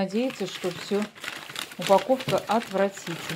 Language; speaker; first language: Russian; native; Russian